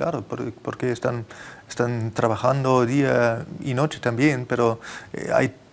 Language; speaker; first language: Spanish; non-native, fluent; German